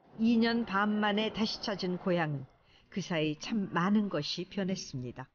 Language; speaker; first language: Korean; native; Korean